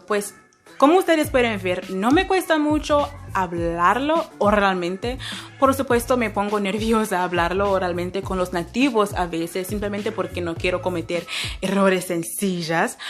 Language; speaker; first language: Spanish; non-native, fluent; English